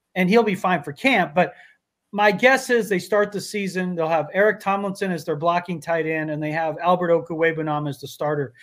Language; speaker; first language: English; native; English